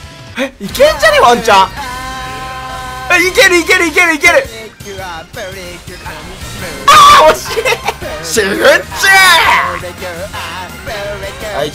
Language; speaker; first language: Japanese; native; Japanese